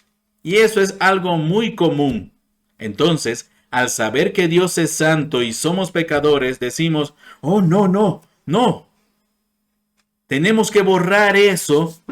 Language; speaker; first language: Spanish; non-native, fluent; English